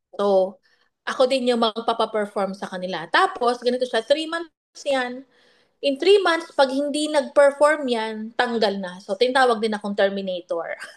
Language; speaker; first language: Filipino; non-native, local second language; Bikol